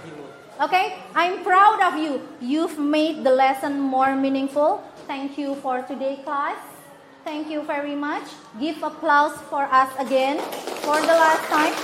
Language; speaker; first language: English; non-native, fluent; Indonesian